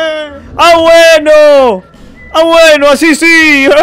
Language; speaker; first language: Spanish; native; Spanish